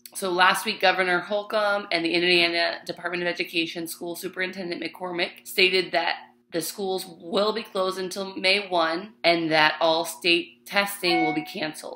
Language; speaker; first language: English; native; English